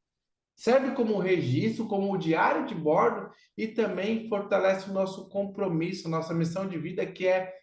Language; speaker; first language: Portuguese; native; Portuguese